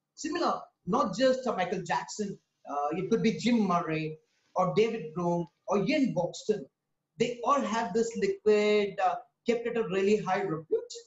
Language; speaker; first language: English; non-native, local second language; Tamil